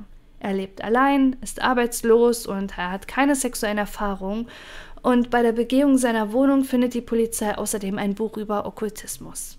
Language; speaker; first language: German; native; German